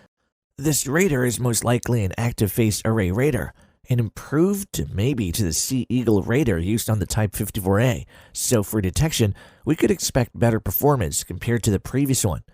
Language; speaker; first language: English; non-native, fluent; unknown